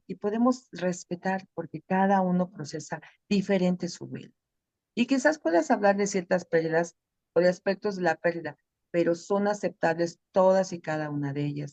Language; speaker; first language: Spanish; native; Spanish